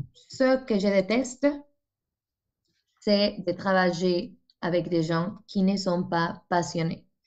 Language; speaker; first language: French; non-native, fluent; Spanish